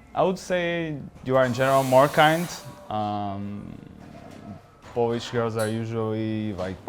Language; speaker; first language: English; non-native, fluent; Portuguese